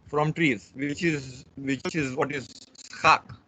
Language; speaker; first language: English; non-native, local second language; Marathi